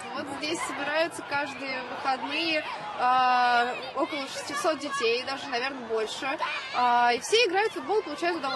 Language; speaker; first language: Russian; native; Russian